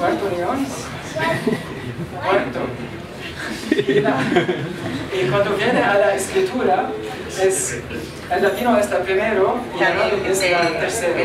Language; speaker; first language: Spanish; non-native, learner; Arabic